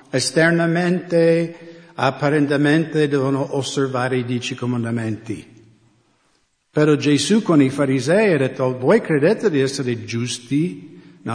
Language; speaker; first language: Italian; non-native, fluent; English